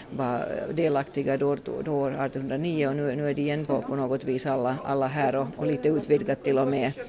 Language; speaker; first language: Swedish; native; Swedish